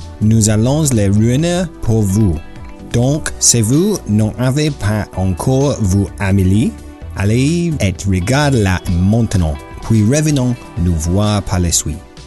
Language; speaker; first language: French; non-native, learner; English